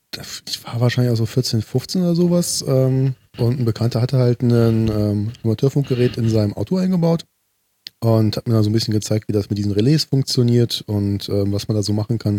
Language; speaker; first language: German; native; German